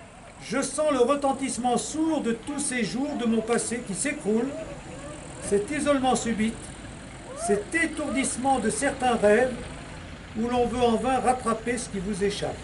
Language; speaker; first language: French; native; French